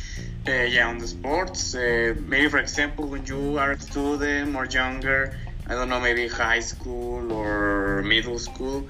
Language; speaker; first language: English; non-native, learner; Spanish